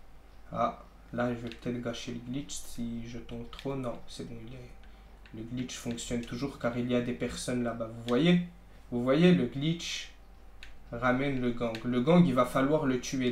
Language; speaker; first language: French; native; French